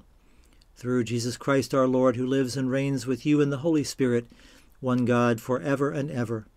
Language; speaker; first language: English; native; English